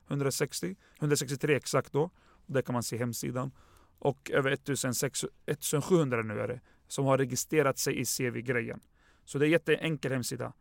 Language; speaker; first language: Swedish; early bilingual, other home language; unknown